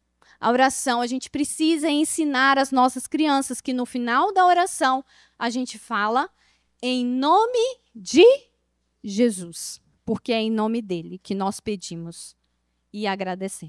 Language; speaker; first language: Portuguese; native; Portuguese